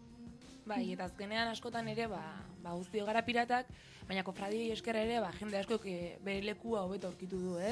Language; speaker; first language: Basque; native; Basque